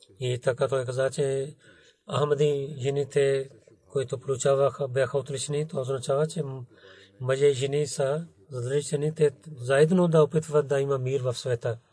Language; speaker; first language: Bulgarian; non-native, learner; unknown